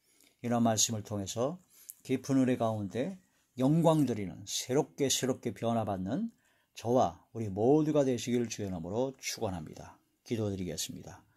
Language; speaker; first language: Korean; native; Korean